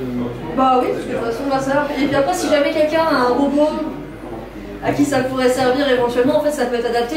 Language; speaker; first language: French; native; French